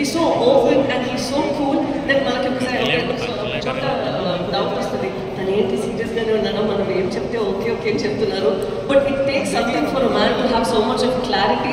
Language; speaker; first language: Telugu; non-native, local second language; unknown